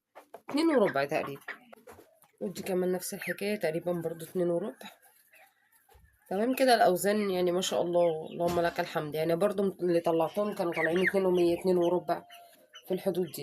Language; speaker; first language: Arabic; native; Arabic